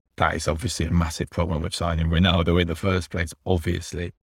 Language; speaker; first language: English; native; English